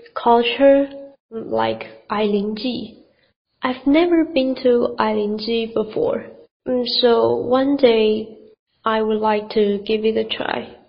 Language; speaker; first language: English; non-native, fluent; Chinese